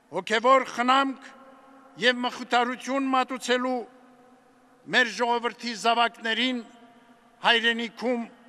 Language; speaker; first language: Armenian; native; Armenian